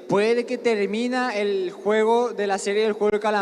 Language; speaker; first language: Spanish; native; Spanish